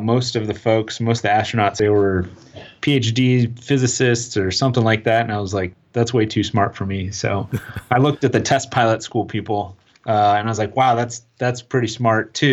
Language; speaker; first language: English; native; English